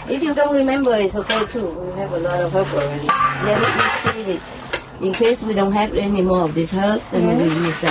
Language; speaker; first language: English; non-native, fluent; Vietnamese